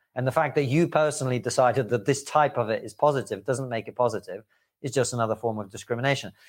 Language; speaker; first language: English; early bilingual, other home language; Russian